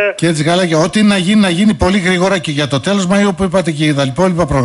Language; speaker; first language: Greek; native; Greek